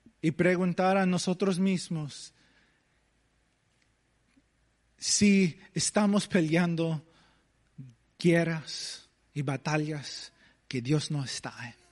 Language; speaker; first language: Spanish; early bilingual, heritage; English